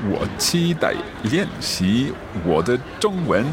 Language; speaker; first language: Chinese; non-native, learner; English